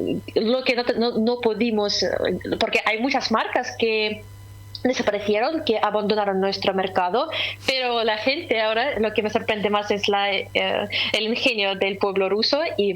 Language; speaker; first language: Spanish; non-native, fluent; Russian